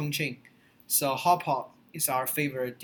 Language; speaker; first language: English; non-native, learner; Chinese